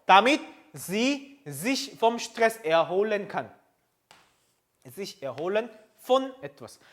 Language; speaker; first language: German; non-native, fluent; Korean